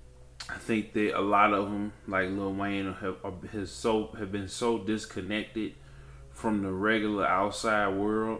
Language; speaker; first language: English; native; English